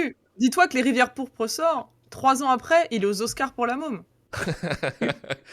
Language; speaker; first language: French; native; French